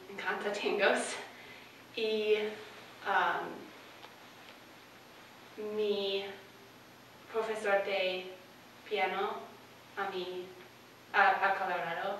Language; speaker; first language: Spanish; non-native, learner; English